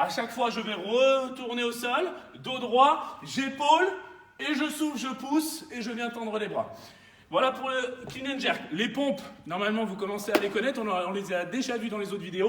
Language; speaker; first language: French; native; French